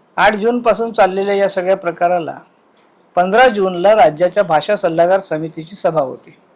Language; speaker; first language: Marathi; native; Marathi